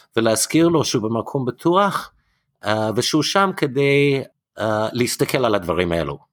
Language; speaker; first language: Hebrew; non-native, fluent; English